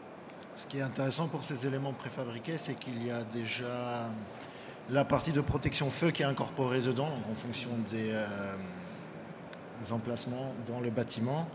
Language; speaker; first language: French; native; French